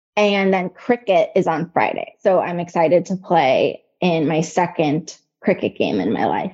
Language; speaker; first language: English; native; English